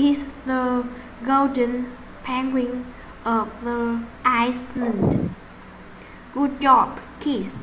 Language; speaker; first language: English; non-native, learner; Vietnamese